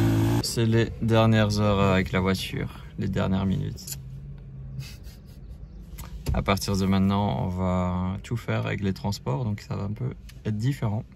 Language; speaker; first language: French; native; French